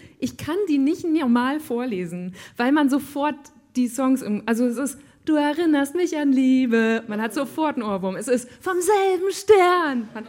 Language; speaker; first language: German; native; German